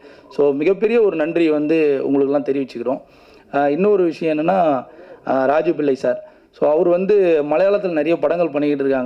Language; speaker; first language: Tamil; native; Tamil